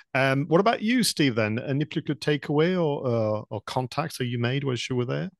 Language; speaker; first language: English; non-native, fluent; French